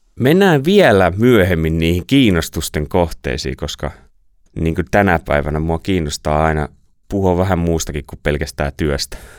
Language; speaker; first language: Finnish; native; Finnish